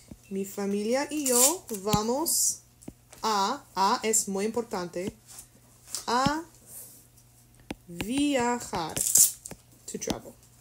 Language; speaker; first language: Spanish; non-native, fluent; English